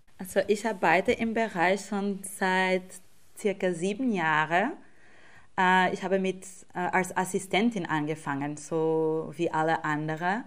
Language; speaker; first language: German; non-native, fluent; Portuguese